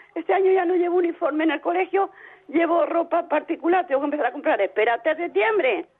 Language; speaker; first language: Spanish; native; Spanish